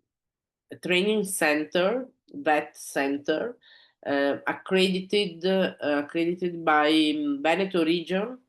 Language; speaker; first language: English; non-native, learner; Italian